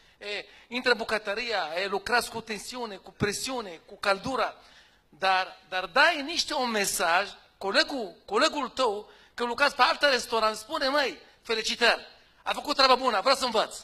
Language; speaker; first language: Romanian; non-native, fluent; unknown